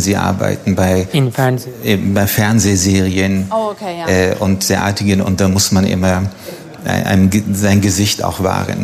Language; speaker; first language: German; non-native, fluent; Turkish